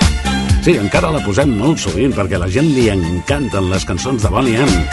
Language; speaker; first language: Catalan; native; Catalan